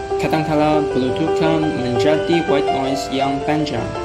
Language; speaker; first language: Malay; non-native, learner; Chinese